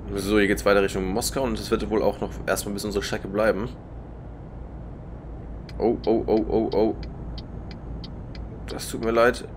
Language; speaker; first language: German; native; German